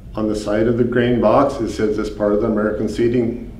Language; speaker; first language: English; native; English